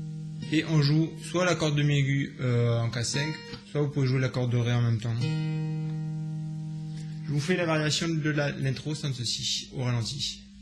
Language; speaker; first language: French; native; French